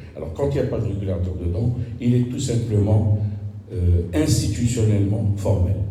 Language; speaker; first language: French; non-native, local second language; Arabic